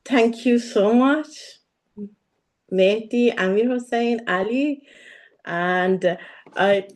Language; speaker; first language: English; non-native, learner; Persian